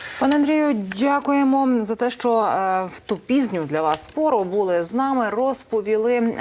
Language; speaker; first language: Ukrainian; native; Ukrainian